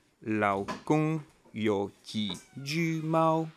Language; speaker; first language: Chinese; non-native, learner; French